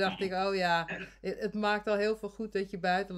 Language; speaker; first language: Dutch; native; Dutch